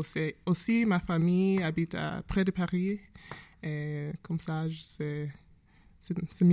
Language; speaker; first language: French; non-native, learner; English